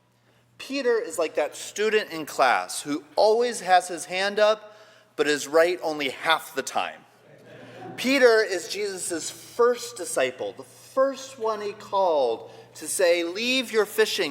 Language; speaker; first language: English; native; English